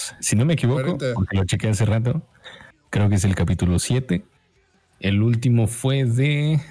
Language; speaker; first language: Spanish; native; Spanish